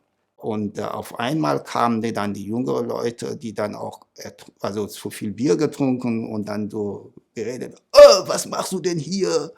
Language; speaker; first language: German; non-native, fluent; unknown